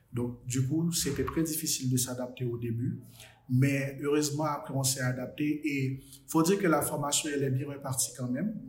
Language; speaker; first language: French; non-native, local second language; Haitian Creole